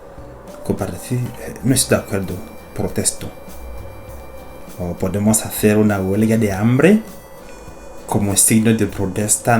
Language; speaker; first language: Spanish; non-native, fluent; French